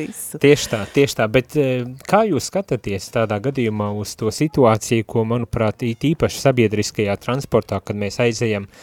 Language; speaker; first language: Latvian; native; Latvian